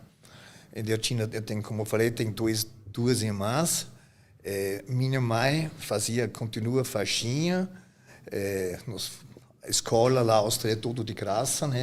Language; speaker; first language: Portuguese; non-native, fluent; German